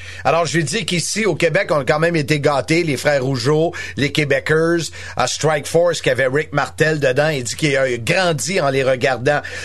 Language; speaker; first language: French; native; French